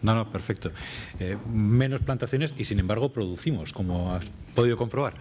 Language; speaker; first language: Spanish; native; Spanish